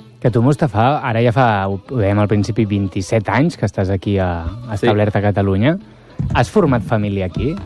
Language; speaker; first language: Catalan; native; Catalan